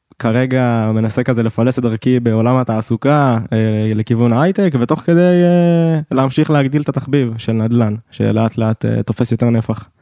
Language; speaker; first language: Hebrew; native; Hebrew